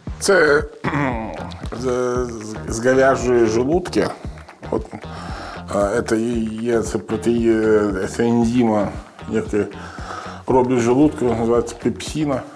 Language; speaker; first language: Ukrainian; non-native, learner; Italian